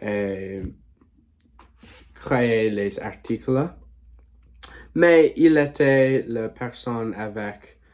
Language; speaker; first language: French; non-native, learner; English